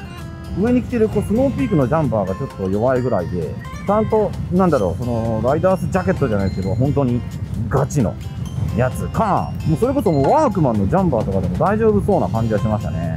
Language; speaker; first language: Japanese; native; Japanese